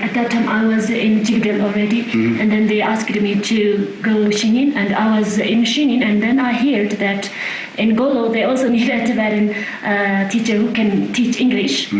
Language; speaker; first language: English; non-native, fluent; Tibetan